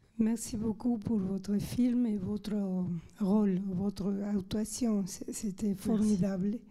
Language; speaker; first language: French; non-native, fluent; Spanish